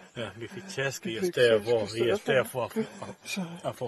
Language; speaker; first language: Danish; non-native, fluent; Spanish